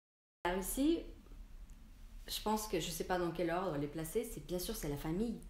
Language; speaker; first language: French; non-native, fluent; Russian